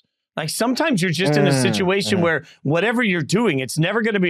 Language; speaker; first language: English; native; English